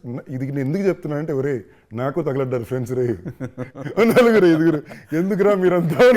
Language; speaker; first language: Telugu; native; Telugu